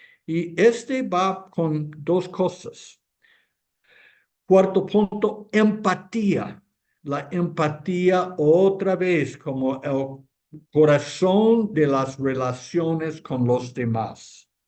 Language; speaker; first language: Spanish; non-native, fluent; English